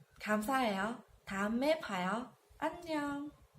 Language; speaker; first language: Korean; non-native, learner; Vietnamese